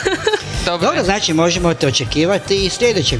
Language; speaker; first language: Croatian; native; Croatian